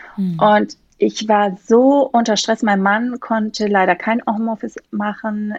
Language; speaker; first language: German; non-native, fluent; Greek